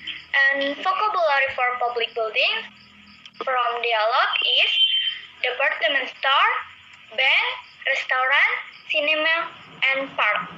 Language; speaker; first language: English; non-native, learner; Indonesian